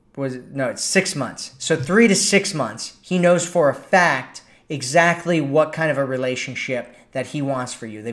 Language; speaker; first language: English; native; English